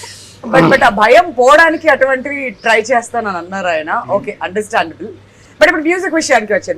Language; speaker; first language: Telugu; native; Telugu